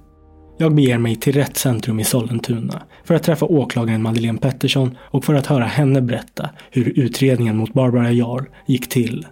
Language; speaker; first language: Swedish; native; Swedish